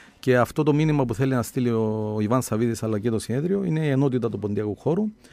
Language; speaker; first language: Greek; native; Greek